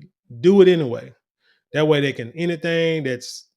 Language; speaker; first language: English; native; English